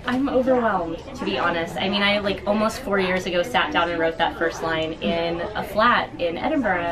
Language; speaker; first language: English; native; English